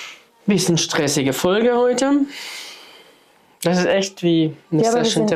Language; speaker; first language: German; non-native, fluent; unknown